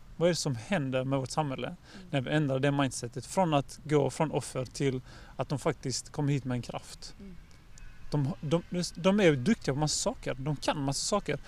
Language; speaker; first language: Swedish; native; Swedish